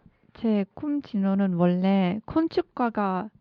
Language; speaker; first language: Korean; non-native, learner; Turkish